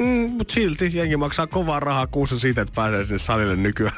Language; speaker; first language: Finnish; native; Finnish